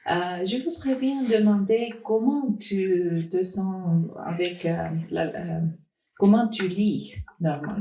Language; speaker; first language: French; non-native, learner; Finnish